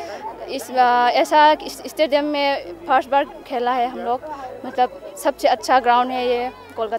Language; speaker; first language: Hindi; non-native, local second language; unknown